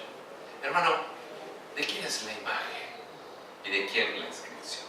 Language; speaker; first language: Spanish; native; Spanish